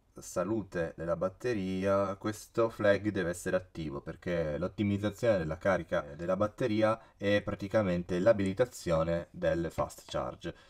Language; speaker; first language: Italian; native; Italian